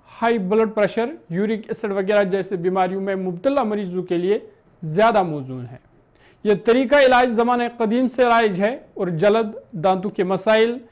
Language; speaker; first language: Urdu; non-native, local second language; Kashmiri